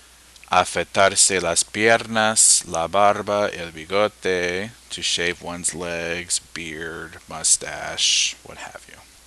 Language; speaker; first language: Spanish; non-native, fluent; English